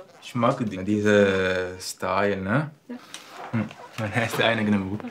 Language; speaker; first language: German; non-native, learner; Italian